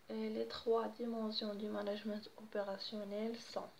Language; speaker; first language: French; non-native, local second language; Arabic